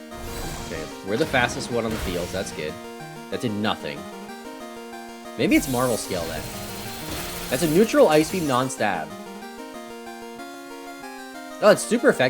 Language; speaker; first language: English; native; English